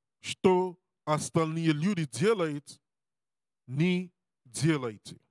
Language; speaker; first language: Russian; non-native, learner; English